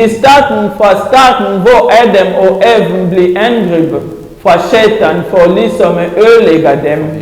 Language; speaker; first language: Danish; non-native, fluent; French